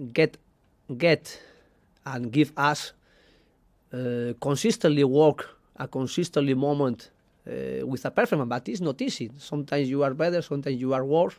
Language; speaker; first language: English; non-native, learner; Spanish